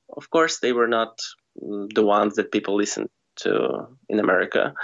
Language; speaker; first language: English; non-native, fluent; Russian